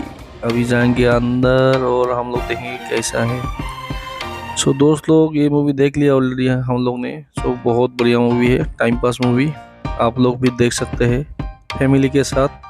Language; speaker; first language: Hindi; non-native, local second language; Assamese